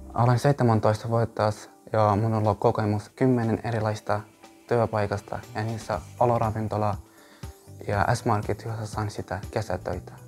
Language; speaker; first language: Finnish; early bilingual, other home language; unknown